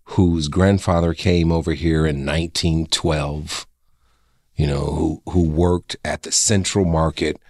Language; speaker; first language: English; native; English